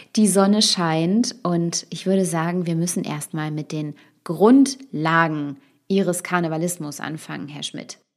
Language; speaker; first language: German; native; German